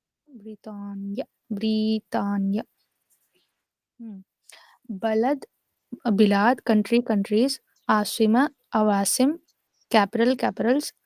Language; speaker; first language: Arabic; non-native, learner; Urdu